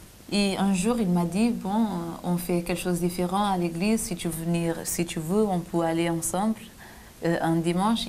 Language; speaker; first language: French; non-native, fluent; Portuguese